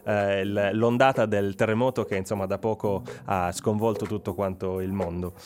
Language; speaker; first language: Italian; native; Italian